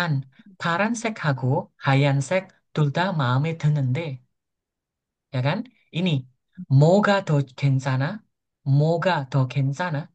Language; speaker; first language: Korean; non-native, fluent; Indonesian